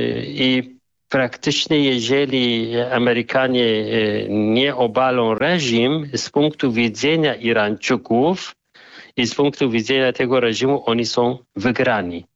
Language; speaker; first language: Polish; non-native, fluent; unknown